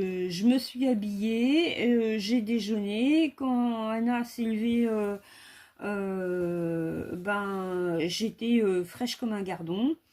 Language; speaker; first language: French; native; French